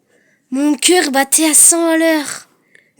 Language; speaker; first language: French; native; French